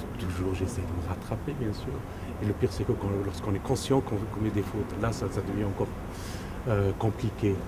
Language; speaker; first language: French; non-native, fluent; Persian